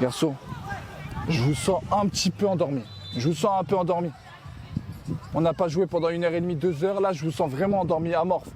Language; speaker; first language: French; native; French